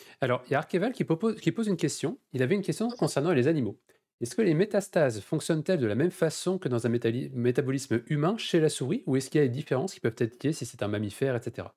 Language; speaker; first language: French; native; French